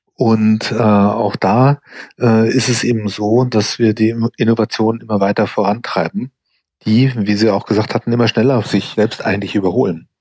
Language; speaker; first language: German; non-native, fluent; English